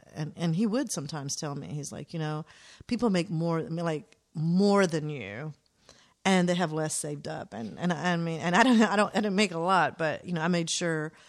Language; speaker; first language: English; native; English